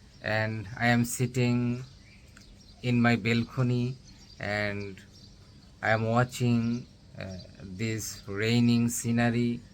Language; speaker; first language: English; non-native, learner; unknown